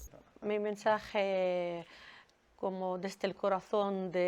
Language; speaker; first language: Spanish; non-native, learner; Arabic